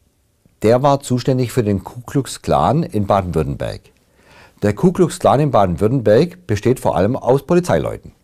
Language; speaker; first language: German; native; German